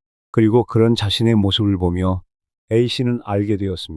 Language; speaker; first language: Korean; native; Korean